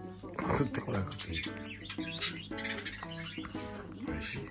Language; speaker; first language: Japanese; native; Japanese